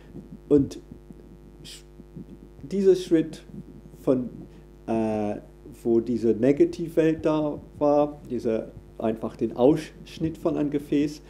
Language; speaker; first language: German; non-native, fluent; English